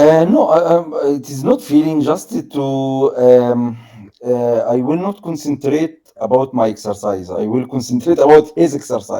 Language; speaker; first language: English; non-native, learner; Arabic